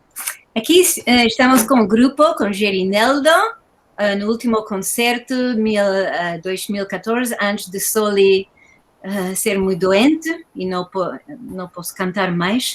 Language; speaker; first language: Portuguese; non-native, fluent; English